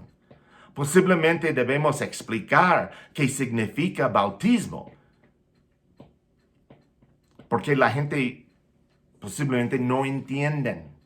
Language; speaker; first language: Spanish; non-native, fluent; English